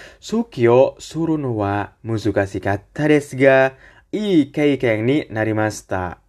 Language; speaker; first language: Japanese; non-native, learner; Indonesian